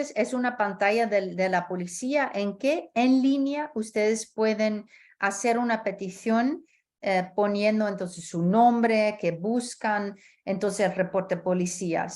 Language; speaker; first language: Spanish; early bilingual, heritage; Spanish